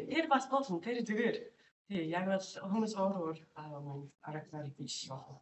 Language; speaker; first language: Mongolian; non-native, learner; English